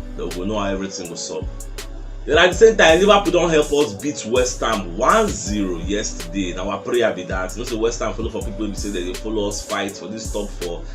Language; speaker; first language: Nigerian Pidgin; non-native, local second language; Igbo